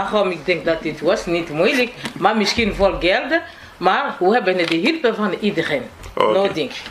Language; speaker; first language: Dutch; non-native, learner; Lingala